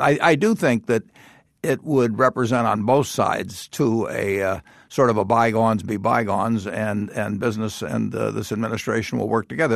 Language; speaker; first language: English; native; English